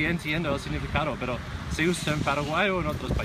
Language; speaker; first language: Spanish; non-native, fluent; English